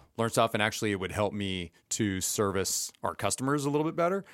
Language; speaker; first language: English; early bilingual, other home language; Spanish